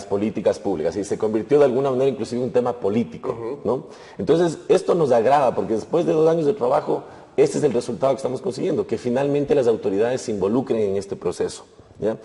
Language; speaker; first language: Spanish; native; Spanish